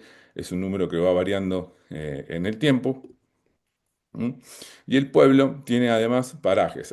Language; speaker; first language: Spanish; native; Spanish